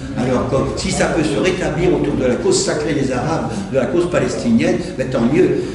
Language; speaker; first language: French; native; French